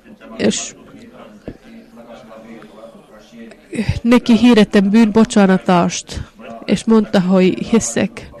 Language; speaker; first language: Hungarian; non-native, fluent; Finnish